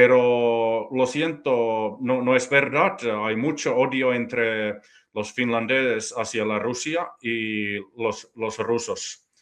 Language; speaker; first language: Spanish; non-native, fluent; Finnish